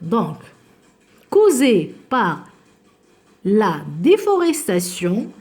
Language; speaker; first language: French; non-native, local second language; Arabic